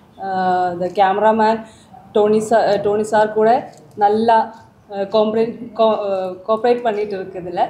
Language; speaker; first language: Tamil; non-native, learner; Malayalam